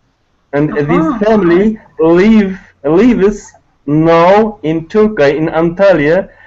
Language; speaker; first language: English; non-native, learner; Tatar